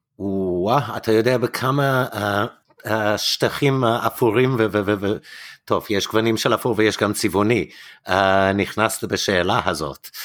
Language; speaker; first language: Hebrew; non-native, fluent; English